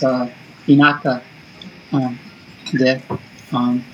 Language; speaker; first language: Japanese; non-native, learner; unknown